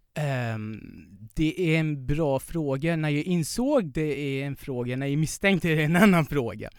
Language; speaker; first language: Swedish; non-native, fluent; Persian